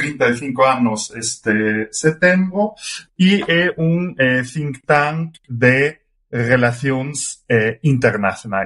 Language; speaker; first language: Galician; non-native, fluent; German